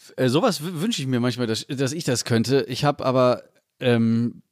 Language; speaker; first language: German; native; German